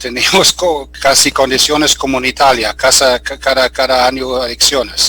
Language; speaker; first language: Spanish; non-native, fluent; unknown